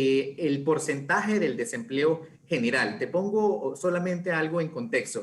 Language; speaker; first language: Spanish; native; Spanish